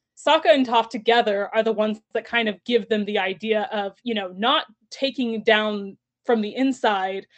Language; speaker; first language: English; native; English